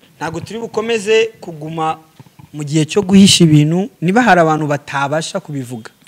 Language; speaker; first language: Kinyarwanda; early bilingual, heritage; Kinyarwanda